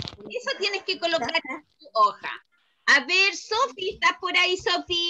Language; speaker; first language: Spanish; native; Spanish